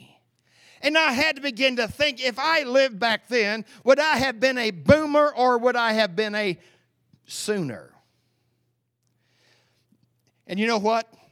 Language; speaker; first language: English; native; English